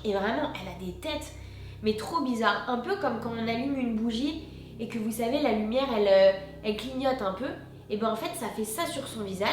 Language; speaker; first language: French; native; French